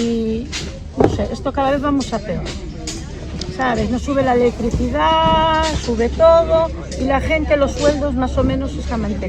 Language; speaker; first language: Spanish; native; Spanish